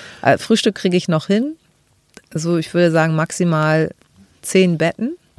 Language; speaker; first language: German; early bilingual, other home language; Greek